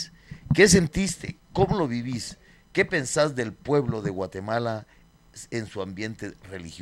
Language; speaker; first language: Spanish; native; Spanish